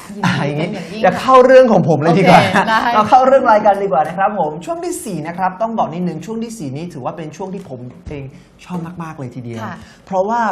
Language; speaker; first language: Thai; non-native, fluent; Chinese